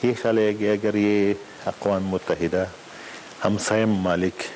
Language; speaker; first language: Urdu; non-native, learner; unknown